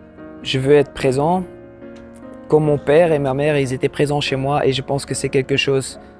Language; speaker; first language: French; non-native, local second language; Dutch